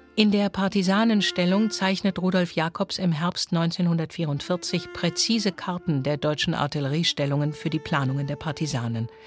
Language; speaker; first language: German; native; German